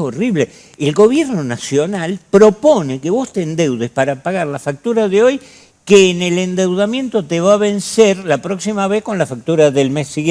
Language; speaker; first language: Spanish; native; Spanish